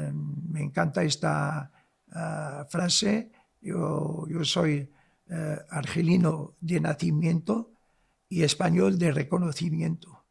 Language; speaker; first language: Spanish; non-native, local second language; Arabic